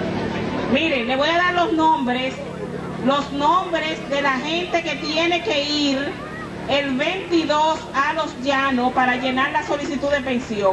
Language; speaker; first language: Spanish; native; Spanish